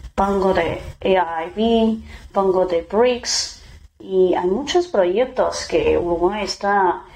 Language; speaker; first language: Spanish; non-native, fluent; Chinese